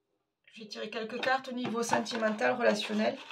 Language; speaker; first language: French; native; French